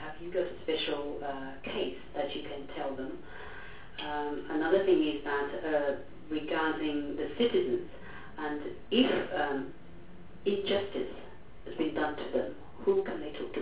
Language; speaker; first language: English; non-native, fluent; Chinese